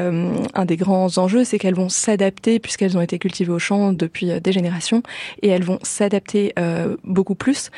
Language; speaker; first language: French; native; French